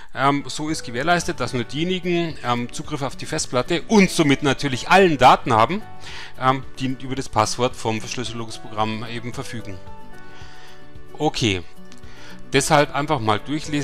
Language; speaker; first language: German; native; German